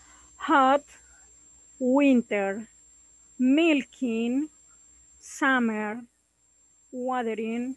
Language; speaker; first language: English; non-native, learner; Spanish